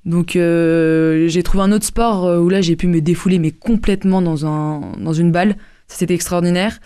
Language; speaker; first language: French; native; French